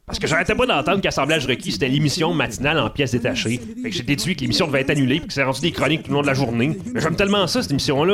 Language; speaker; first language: French; native; French